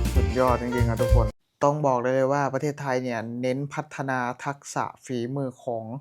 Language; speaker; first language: Thai; non-native, fluent; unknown